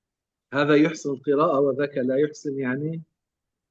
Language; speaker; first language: Arabic; native; Arabic